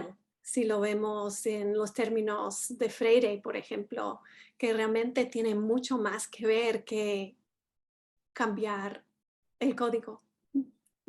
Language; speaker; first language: Spanish; non-native, fluent; English